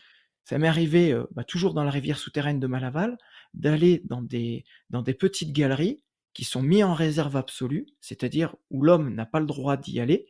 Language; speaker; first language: French; native; French